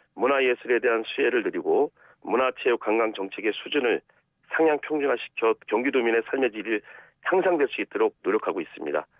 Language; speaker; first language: Korean; native; Korean